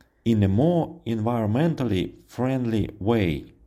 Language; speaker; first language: English; non-native, fluent; Russian